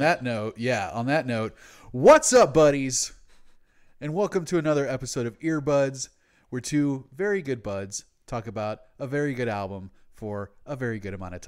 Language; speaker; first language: English; native; English